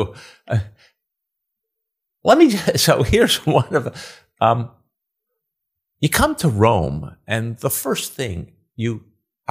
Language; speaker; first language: English; native; English